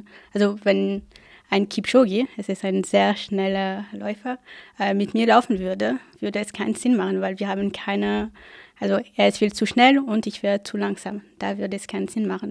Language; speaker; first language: German; non-native, fluent; French